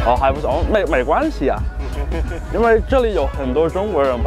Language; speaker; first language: Chinese; non-native, fluent; English